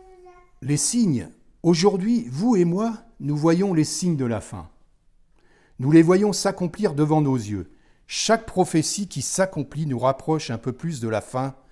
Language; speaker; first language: French; native; French